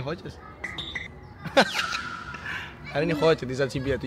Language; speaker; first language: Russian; non-native, learner; Indonesian